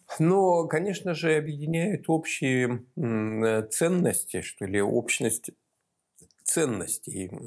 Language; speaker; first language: Russian; native; Russian